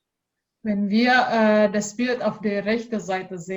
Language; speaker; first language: German; non-native, learner; Indonesian